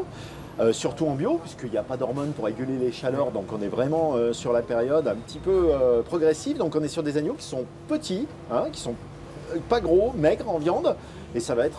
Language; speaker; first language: French; native; French